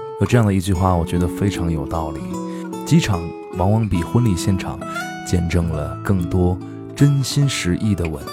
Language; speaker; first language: Chinese; native; Chinese